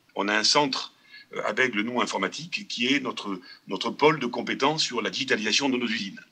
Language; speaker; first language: French; native; French